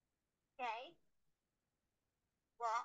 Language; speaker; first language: Chinese; non-native, learner; Vietnamese